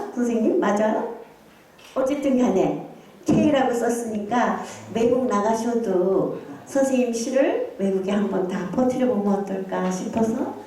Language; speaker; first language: Korean; native; Korean